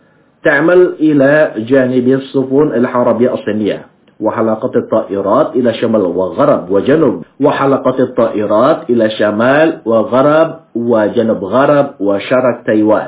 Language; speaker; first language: Arabic; non-native, fluent; Indonesian